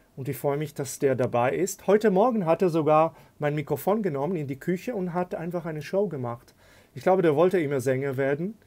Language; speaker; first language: German; non-native, fluent; Hebrew